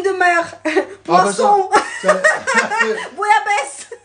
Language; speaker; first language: French; non-native, learner; Russian